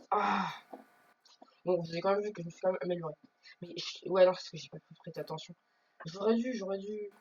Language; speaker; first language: French; native; French